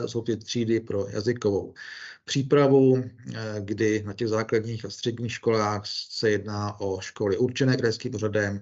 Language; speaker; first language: Czech; native; Czech